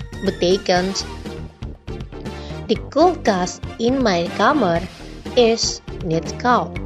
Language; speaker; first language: Dutch; non-native, fluent; Indonesian